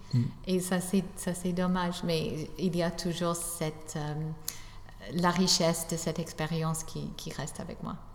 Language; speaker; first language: French; non-native, fluent; English